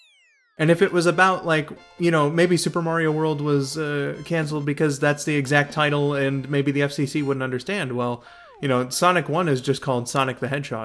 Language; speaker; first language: English; native; English